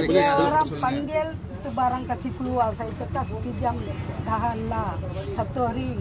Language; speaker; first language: Malay; non-native, learner; Tamil